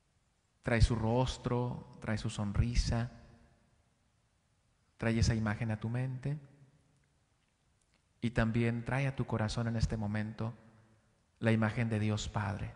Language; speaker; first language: Spanish; native; Spanish